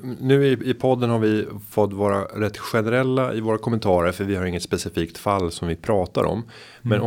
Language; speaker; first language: Swedish; native; Swedish